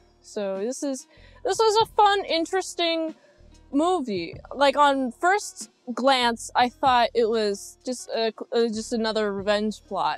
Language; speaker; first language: English; native; English